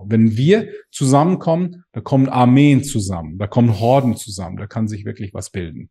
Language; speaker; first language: German; native; German